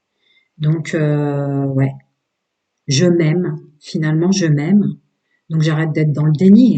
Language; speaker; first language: French; native; French